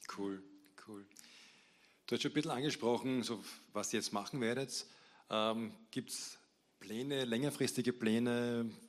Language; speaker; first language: German; native; German